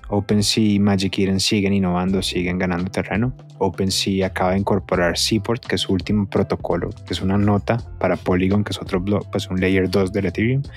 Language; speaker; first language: Spanish; native; Spanish